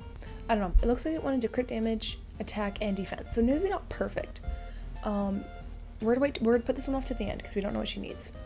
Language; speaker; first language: English; native; English